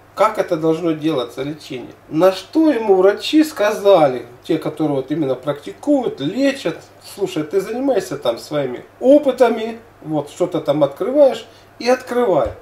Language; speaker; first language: Russian; native; Russian